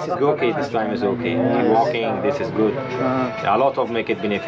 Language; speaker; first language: English; non-native, learner; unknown